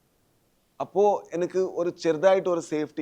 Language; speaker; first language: Malayalam; non-native, learner; Tulu